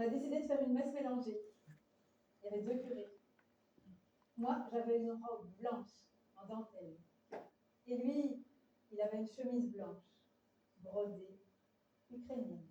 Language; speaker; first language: French; native; French